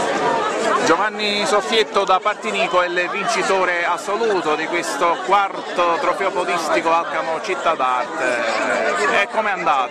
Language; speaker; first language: Italian; native; Italian